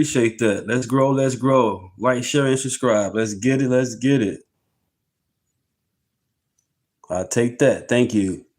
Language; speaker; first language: English; native; English